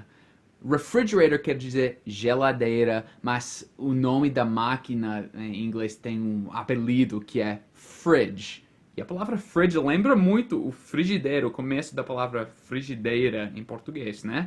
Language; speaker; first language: Portuguese; non-native, fluent; English